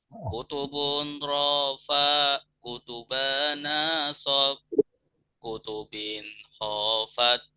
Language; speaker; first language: Arabic; non-native, fluent; Indonesian